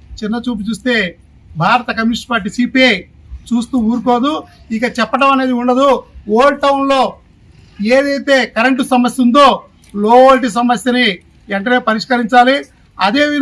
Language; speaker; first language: Telugu; native; Telugu